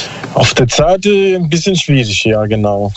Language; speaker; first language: German; non-native, learner; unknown